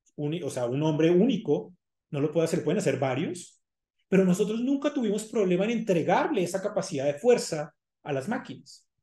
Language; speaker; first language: Spanish; native; Spanish